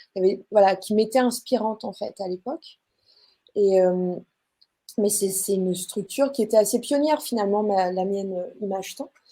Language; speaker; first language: French; native; French